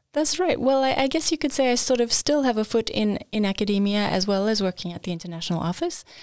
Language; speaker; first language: English; native; English